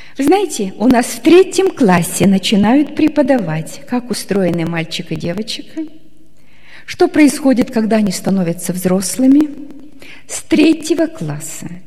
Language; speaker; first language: Russian; native; Russian